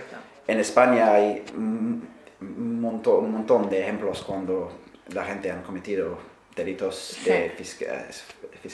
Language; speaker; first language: Spanish; non-native, fluent; English